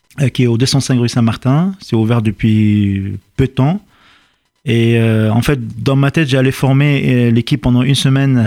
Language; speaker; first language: French; non-native, fluent; Arabic